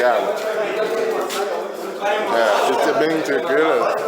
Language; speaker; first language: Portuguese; non-native, learner; Haitian Creole